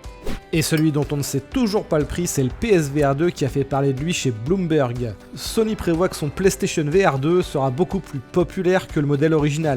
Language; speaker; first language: French; native; French